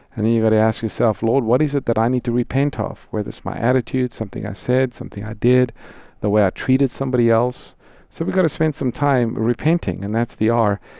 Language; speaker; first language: English; native; English